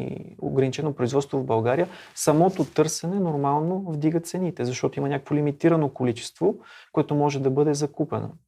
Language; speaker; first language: Bulgarian; native; Bulgarian